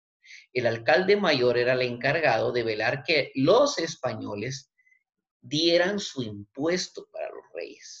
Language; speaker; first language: Spanish; native; Spanish